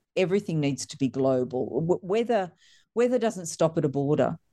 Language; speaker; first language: English; native; English